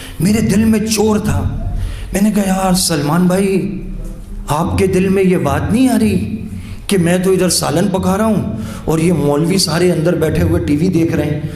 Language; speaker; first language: Urdu; native; Urdu